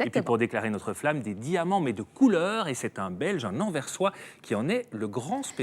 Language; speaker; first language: French; native; French